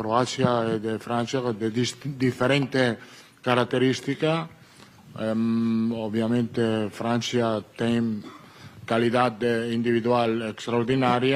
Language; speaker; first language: Spanish; non-native, fluent; Italian